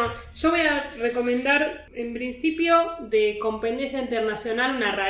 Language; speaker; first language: Spanish; native; Spanish